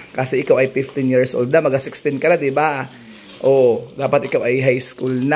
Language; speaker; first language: Filipino; native; Filipino